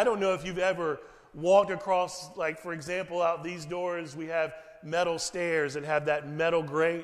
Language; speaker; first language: English; native; English